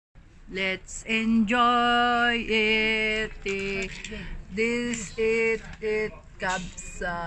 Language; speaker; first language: English; non-native, learner; Filipino